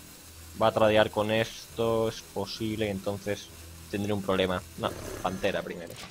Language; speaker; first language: Spanish; native; Spanish